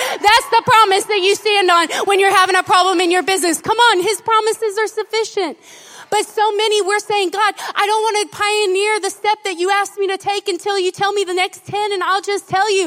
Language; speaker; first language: English; native; English